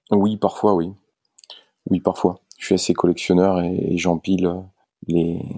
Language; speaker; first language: French; native; French